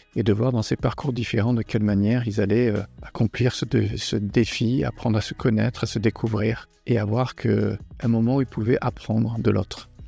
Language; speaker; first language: French; native; French